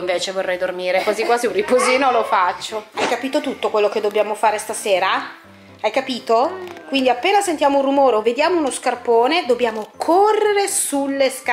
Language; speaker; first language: Italian; native; Italian